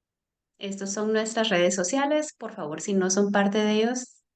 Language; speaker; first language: Spanish; early bilingual, heritage; Spanish